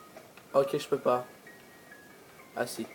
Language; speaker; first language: French; native; French